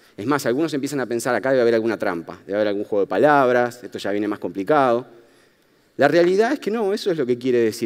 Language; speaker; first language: Spanish; native; Spanish